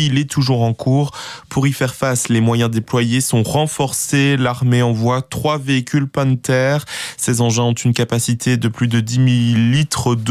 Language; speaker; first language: French; native; French